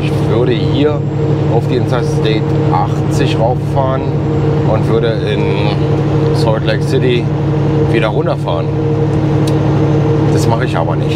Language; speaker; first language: German; native; German